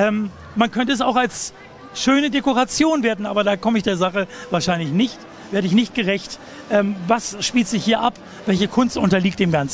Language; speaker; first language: German; native; German